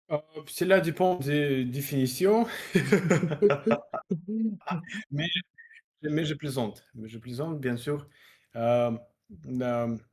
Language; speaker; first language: French; non-native, learner; Russian